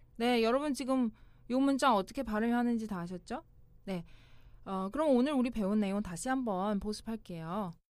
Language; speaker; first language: Korean; non-native, local second language; Chinese